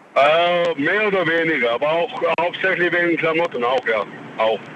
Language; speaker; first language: German; non-native, fluent; Chinese